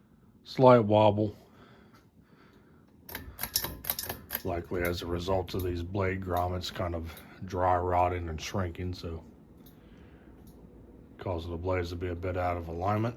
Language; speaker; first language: English; native; English